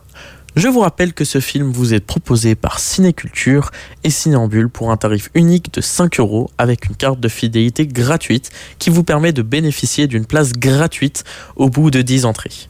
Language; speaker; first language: French; native; French